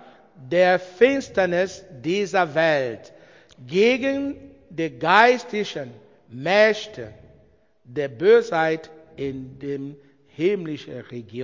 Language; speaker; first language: German; non-native, learner; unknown